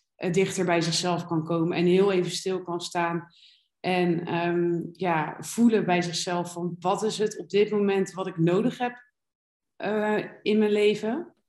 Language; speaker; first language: Dutch; native; Dutch